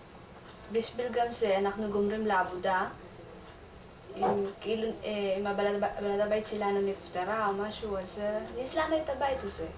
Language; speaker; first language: Hebrew; non-native, learner; Filipino